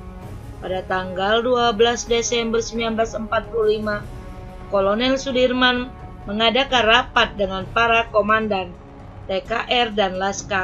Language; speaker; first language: Indonesian; native; Indonesian